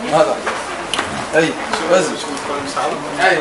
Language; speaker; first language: French; non-native, local second language; Arabic